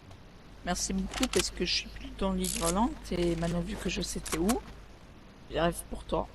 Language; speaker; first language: French; native; French